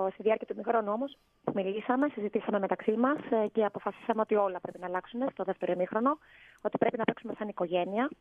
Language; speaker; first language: Greek; native; Greek